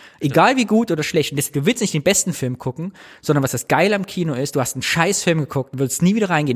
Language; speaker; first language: German; native; German